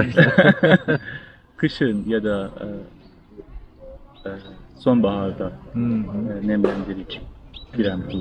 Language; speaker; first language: Turkish; non-native, fluent; Persian